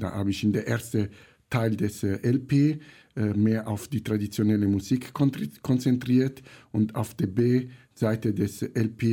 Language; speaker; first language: German; non-native, fluent; Italian